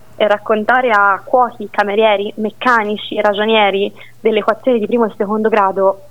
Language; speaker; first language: Italian; native; Italian